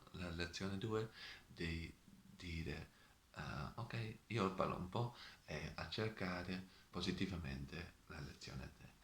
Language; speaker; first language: Italian; non-native, learner; Dutch